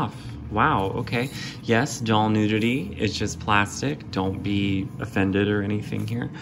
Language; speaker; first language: English; native; English